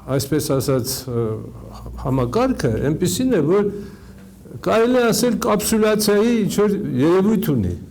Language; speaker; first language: Armenian; native; Armenian